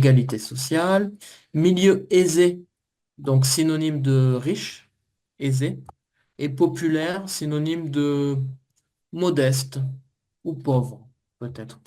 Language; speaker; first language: French; native; French